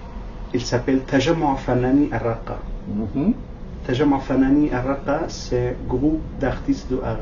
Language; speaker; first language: French; non-native, learner; Kurdish